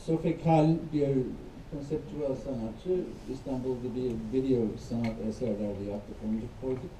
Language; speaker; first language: Turkish; non-native, fluent; English